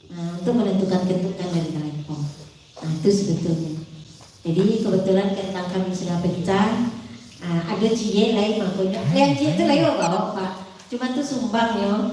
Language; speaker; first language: Indonesian; non-native, local second language; Minangkabau